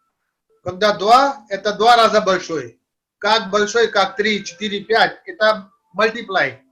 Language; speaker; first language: Russian; non-native, learner; Hindi